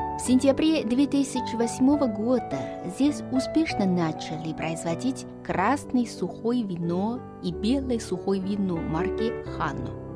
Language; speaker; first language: Russian; non-native, fluent; Chinese